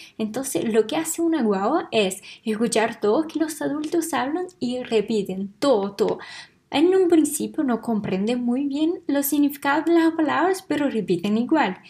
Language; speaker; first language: Spanish; non-native, fluent; Portuguese